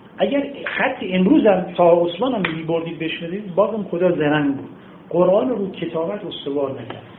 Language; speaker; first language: Persian; native; Persian